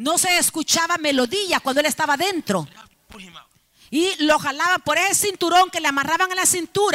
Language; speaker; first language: Spanish; native; Spanish